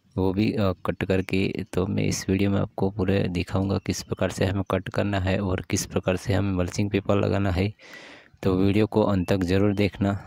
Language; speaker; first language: Hindi; native; Hindi